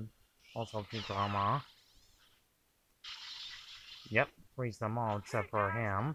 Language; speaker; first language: English; native; English